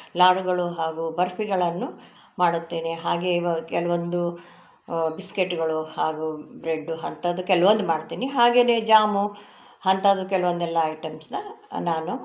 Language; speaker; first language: Kannada; native; Kannada